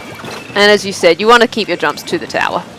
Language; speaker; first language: English; native; English